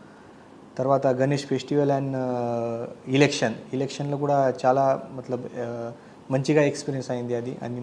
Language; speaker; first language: Telugu; non-native, learner; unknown